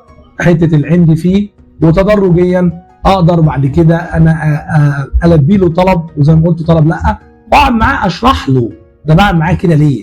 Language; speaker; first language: Arabic; native; Arabic